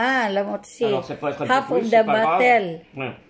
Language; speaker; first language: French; non-native, learner; Filipino